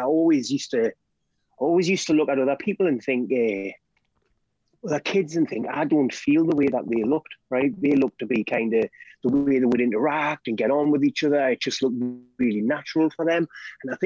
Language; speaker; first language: English; native; English